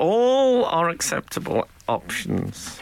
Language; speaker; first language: English; native; English